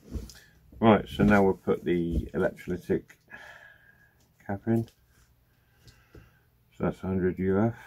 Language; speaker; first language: English; native; English